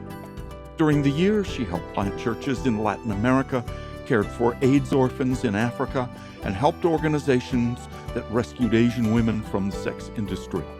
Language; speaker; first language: English; native; English